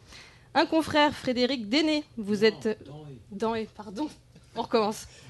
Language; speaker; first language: French; native; French